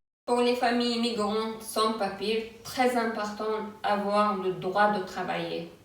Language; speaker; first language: French; non-native, fluent; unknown